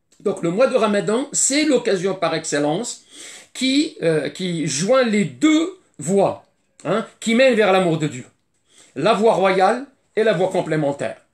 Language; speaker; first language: French; non-native, fluent; Arabic